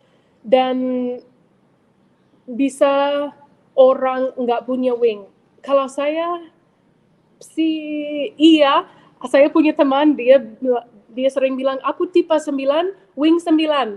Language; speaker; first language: Indonesian; non-native, fluent; English